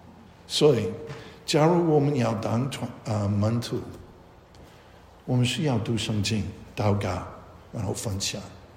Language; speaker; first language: Chinese; non-native, fluent; English